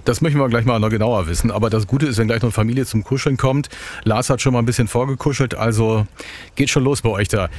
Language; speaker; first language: German; native; German